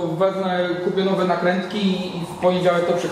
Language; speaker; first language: Polish; native; Polish